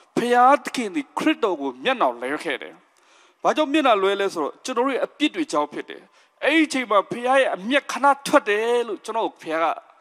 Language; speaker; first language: Burmese; non-native, local second language; S'gaw Karen